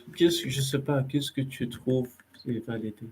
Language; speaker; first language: French; non-native, learner; Arabic